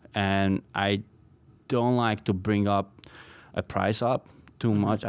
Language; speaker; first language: English; non-native, fluent; Polish